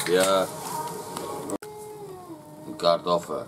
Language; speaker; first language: German; non-native, learner; Hungarian